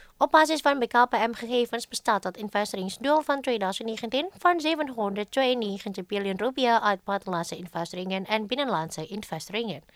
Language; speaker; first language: Dutch; non-native, fluent; Indonesian